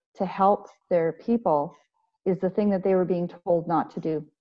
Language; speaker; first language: English; native; English